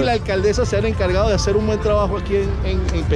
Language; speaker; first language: Spanish; native; Spanish